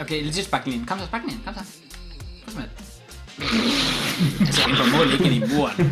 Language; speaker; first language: Danish; native; Danish